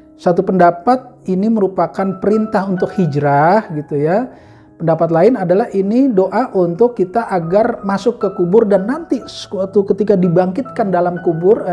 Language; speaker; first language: Indonesian; native; Indonesian